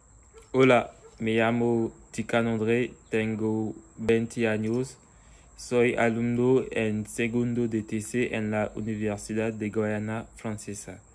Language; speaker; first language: Spanish; non-native, learner; French